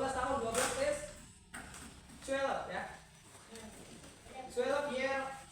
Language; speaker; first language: English; non-native, learner; Indonesian